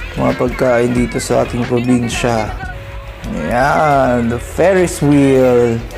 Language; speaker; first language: Filipino; non-native, local second language; Pangasinan